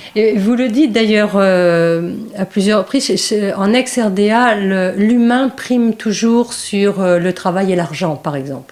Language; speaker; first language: French; native; French